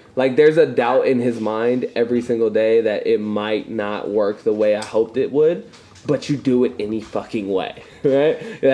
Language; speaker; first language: English; native; English